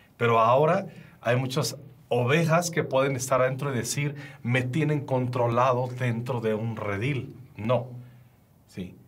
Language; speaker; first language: Spanish; native; Spanish